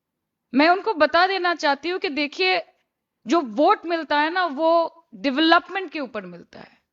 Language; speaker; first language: Hindi; non-native, local second language; Bangla